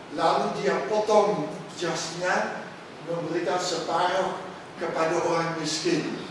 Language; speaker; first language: Malay; non-native, fluent; Dutch